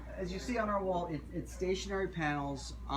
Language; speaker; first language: English; native; English